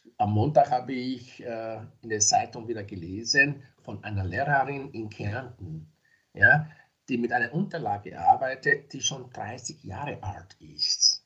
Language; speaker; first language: German; non-native, fluent; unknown